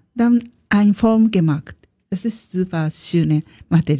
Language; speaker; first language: German; non-native, learner; Japanese